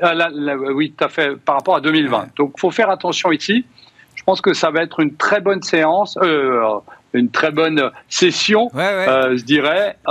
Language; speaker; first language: French; native; French